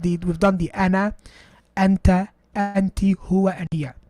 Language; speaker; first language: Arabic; non-native, fluent; English